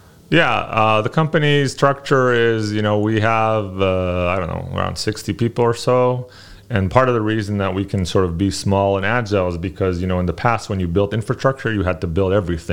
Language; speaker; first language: English; early bilingual, other home language; Hebrew